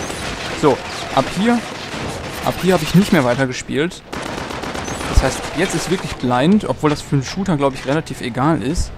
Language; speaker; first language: German; native; German